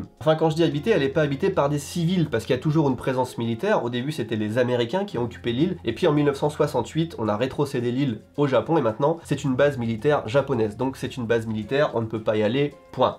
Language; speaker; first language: French; native; French